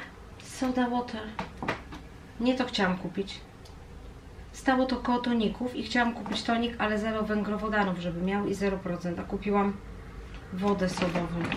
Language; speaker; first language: Polish; native; Polish